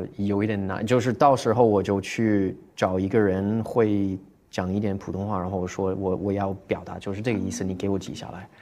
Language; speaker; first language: Chinese; non-native, fluent; English